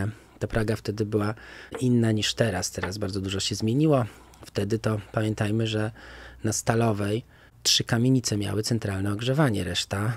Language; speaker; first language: Polish; native; Polish